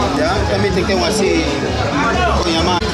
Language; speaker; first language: Spanish; native; Spanish